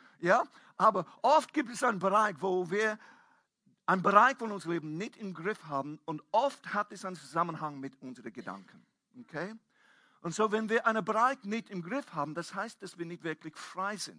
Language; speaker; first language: German; non-native, fluent; English